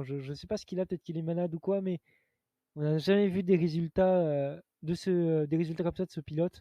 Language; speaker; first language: French; native; French